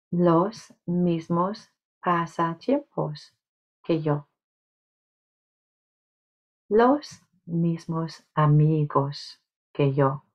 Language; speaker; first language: Spanish; non-native, fluent; English